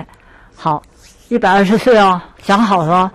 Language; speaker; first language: Chinese; native; Chinese